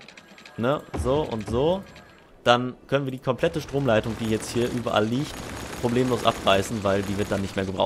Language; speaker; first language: German; native; German